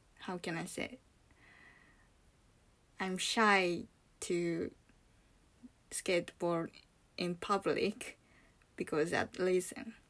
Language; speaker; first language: English; non-native, learner; Japanese